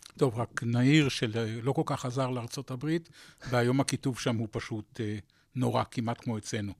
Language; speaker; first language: Hebrew; native; Hebrew